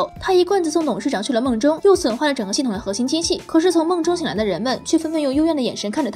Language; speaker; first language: Chinese; native; Chinese